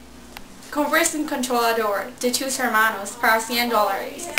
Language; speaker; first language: Spanish; non-native, learner; English